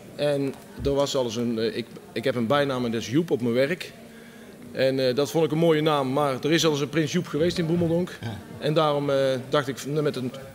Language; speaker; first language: Dutch; native; Dutch